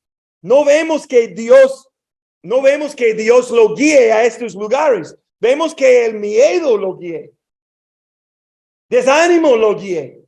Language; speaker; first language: Spanish; non-native, fluent; English